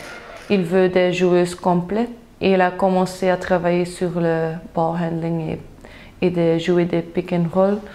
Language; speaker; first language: French; non-native, local second language; Dutch